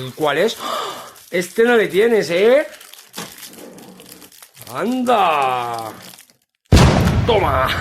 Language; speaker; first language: Spanish; native; Spanish